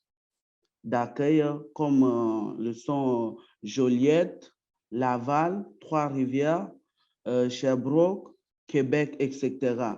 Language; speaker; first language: French; early bilingual, other home language; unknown